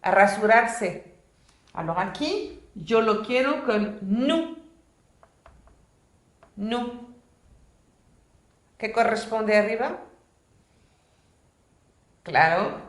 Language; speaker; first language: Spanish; non-native, fluent; French